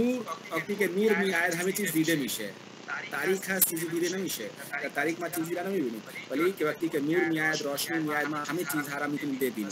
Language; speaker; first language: Persian; non-native, learner; Hindi